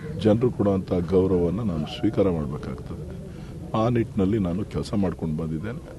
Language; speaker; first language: Kannada; native; Kannada